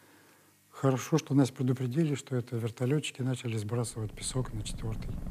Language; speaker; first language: Russian; native; Russian